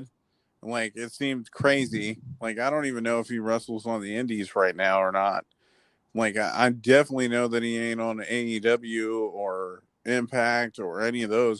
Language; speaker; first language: English; native; English